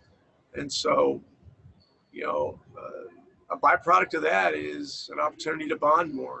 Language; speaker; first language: English; native; English